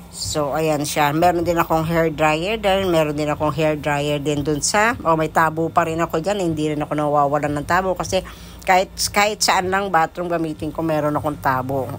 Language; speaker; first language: Filipino; non-native, local second language; Hiligaynon